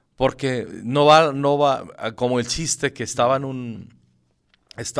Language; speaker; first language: Spanish; native; Spanish